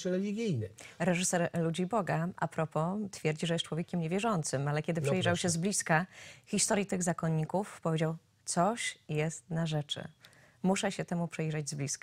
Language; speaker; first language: Polish; native; Polish